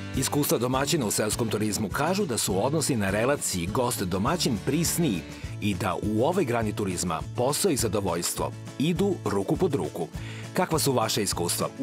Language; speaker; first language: Serbian; native; Serbian